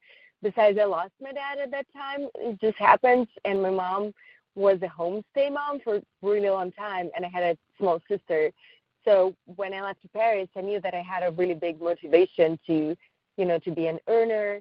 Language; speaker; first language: English; non-native, fluent; Russian